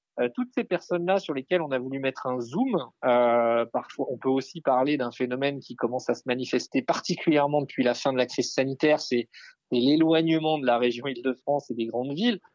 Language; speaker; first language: French; native; French